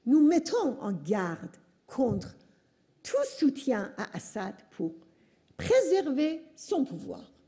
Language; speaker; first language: French; non-native, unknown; Persian